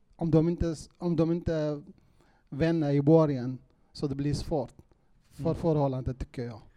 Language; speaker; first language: Swedish; non-native, fluent; Kurdish